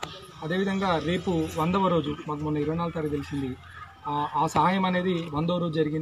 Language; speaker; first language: Telugu; native; Telugu